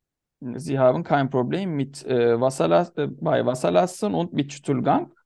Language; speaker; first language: German; non-native, learner; Turkish